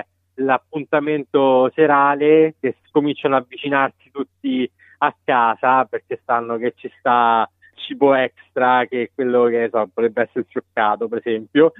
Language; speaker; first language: Italian; native; Italian